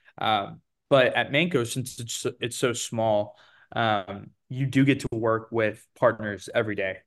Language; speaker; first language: English; early bilingual, other home language; Portuguese